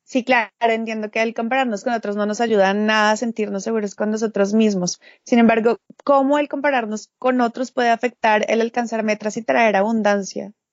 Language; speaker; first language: Spanish; native; Spanish